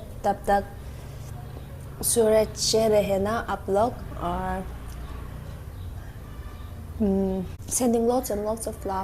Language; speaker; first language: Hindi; non-native, local second language; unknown